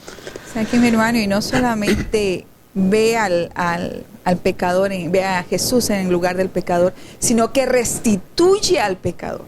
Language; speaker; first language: Spanish; native; Spanish